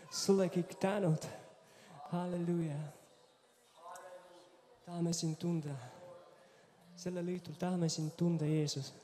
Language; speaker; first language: Estonian; non-native, local second language; Russian